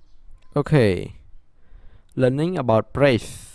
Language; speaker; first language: English; non-native, learner; Khmer